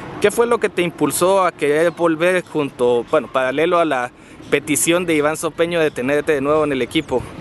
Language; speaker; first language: Spanish; native; Spanish